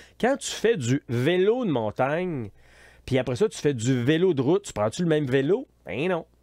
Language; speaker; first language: French; native; French